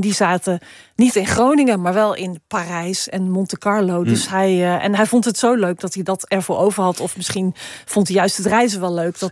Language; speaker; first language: Dutch; native; Dutch